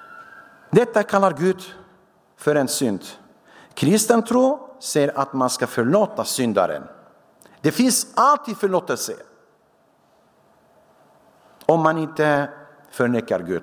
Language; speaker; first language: Swedish; non-native, fluent; Syriac